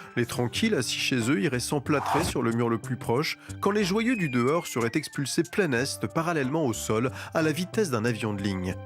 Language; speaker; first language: French; native; French